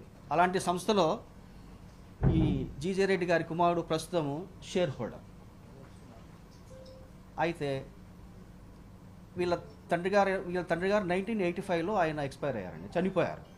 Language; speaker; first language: Telugu; native; Telugu